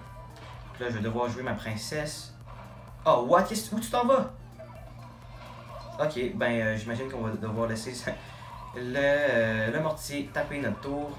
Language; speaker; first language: French; native; French